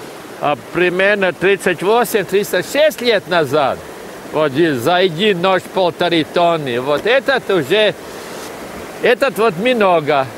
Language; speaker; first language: Russian; non-native, local second language; Latvian